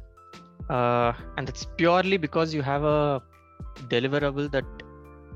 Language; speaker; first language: English; non-native, local second language; Tamil